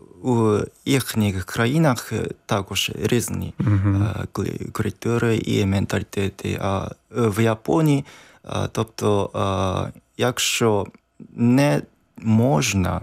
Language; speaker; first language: Ukrainian; non-native, learner; Japanese